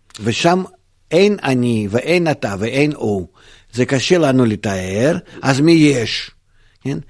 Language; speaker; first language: Hebrew; non-native, fluent; Russian